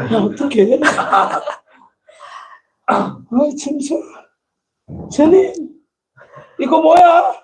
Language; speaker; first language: Korean; non-native, learner; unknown